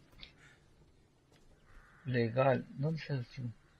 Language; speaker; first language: Spanish; non-native, fluent; Portuguese